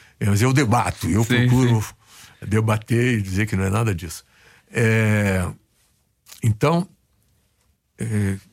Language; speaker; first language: Portuguese; native; Portuguese